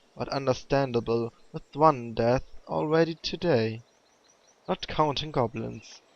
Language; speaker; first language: English; non-native, fluent; German